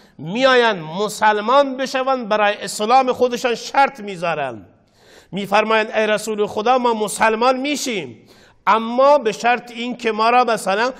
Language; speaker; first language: Persian; non-native, local second language; Baluchi